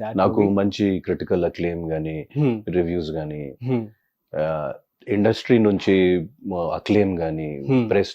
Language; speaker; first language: Telugu; non-native, local second language; Hindi